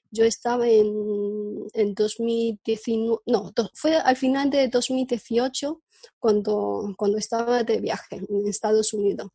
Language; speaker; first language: Spanish; non-native, fluent; Chinese